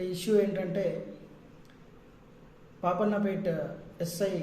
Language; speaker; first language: Telugu; native; Telugu